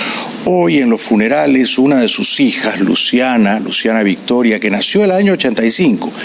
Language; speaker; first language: Spanish; native; Spanish